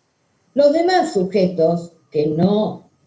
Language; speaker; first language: Spanish; native; Spanish